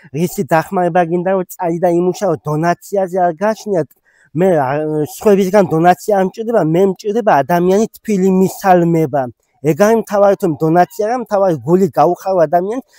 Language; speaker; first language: Georgian; non-native, local second language; Mingrelian